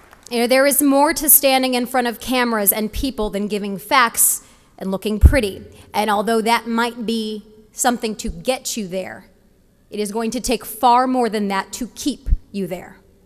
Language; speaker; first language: English; early bilingual, other home language; Spanish